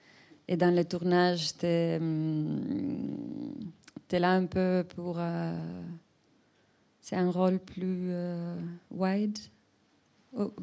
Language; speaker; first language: French; non-native, fluent; Spanish